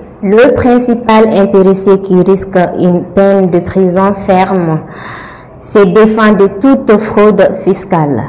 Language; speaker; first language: French; non-native, local second language; Bambara